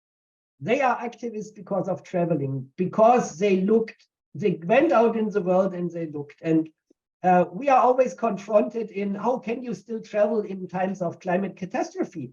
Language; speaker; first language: English; non-native, fluent; German